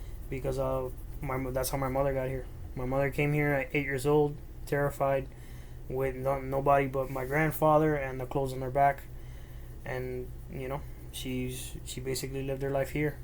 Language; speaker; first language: English; early bilingual, other home language; Spanish